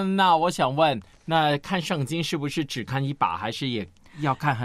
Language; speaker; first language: Chinese; native; Chinese